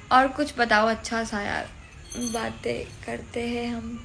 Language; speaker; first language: Hindi; native; Hindi